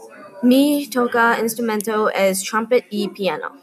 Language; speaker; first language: Spanish; non-native, learner; English